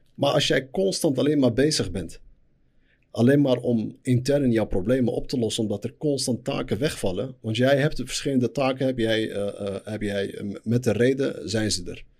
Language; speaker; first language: Dutch; early bilingual, other home language; Arabic